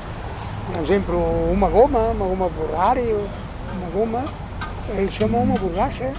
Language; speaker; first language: Portuguese; non-native, local second language; Spanish